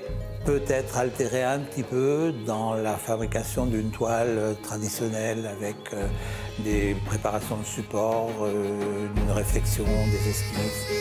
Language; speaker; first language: French; native; French